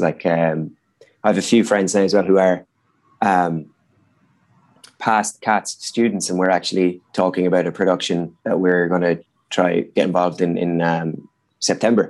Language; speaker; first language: English; native; English